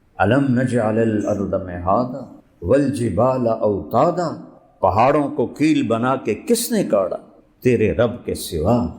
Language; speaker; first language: Urdu; non-native, local second language; Punjabi